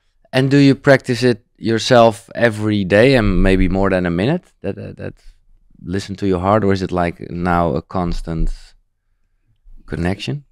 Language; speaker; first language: English; non-native, fluent; Dutch